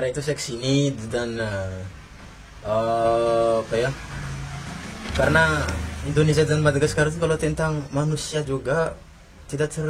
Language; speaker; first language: Indonesian; non-native, fluent; Malagasy